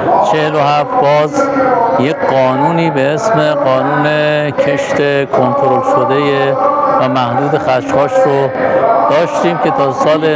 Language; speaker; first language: Persian; native; Persian